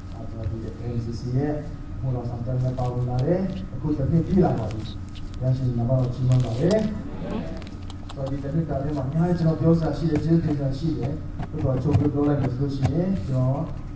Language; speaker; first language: Burmese; non-native, local second language; Tedim Chin